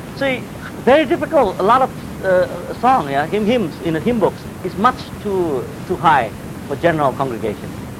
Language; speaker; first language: English; non-native, fluent; Chinese